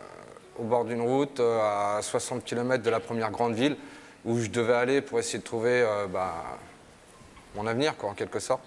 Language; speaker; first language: French; native; French